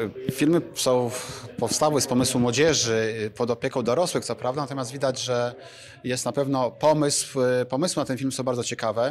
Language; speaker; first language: Polish; native; Polish